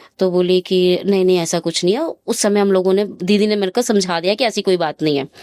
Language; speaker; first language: Hindi; native; Hindi